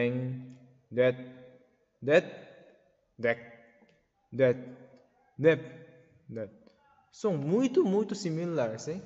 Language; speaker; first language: Portuguese; non-native, learner; Korean